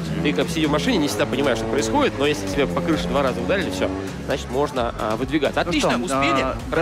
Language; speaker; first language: Russian; native; Russian